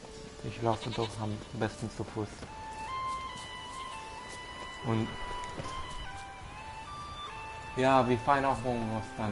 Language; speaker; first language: German; non-native, fluent; Romanian